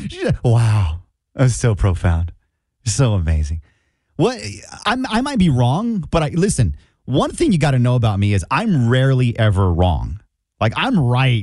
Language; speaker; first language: English; native; English